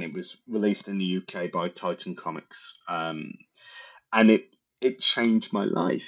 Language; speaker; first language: English; native; English